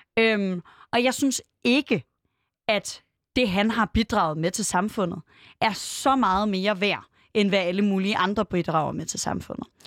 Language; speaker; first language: Danish; native; Danish